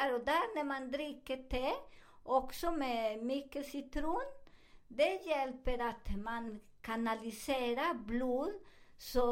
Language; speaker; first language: Swedish; non-native, learner; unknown